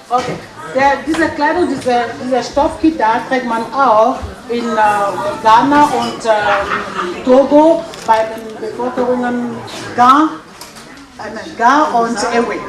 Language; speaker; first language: German; non-native, fluent; French